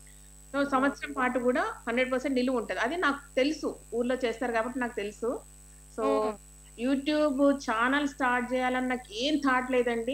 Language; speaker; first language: Telugu; native; Telugu